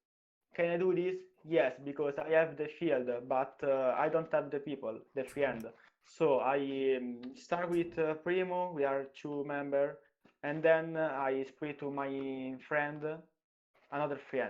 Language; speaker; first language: English; non-native, learner; Italian